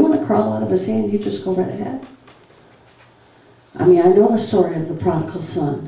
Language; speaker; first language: English; native; English